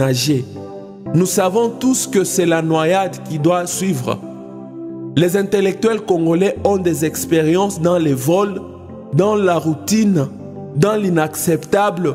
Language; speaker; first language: French; non-native, local second language; Swahili